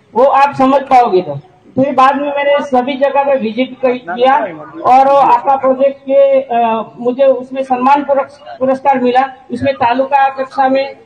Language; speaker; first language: Hindi; non-native, local second language; Gujarati